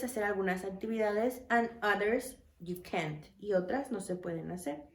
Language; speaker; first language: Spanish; native; Spanish